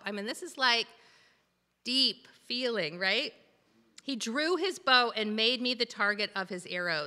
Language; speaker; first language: English; native; English